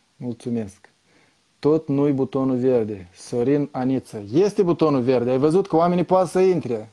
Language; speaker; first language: Romanian; native; Romanian